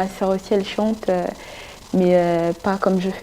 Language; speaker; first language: French; non-native, local second language; Sango